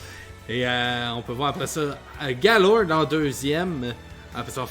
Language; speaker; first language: French; native; French